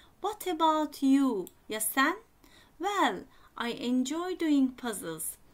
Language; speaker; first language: English; non-native, fluent; Turkish